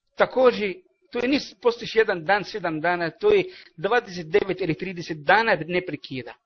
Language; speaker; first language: Bosnian; non-native, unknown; Arabic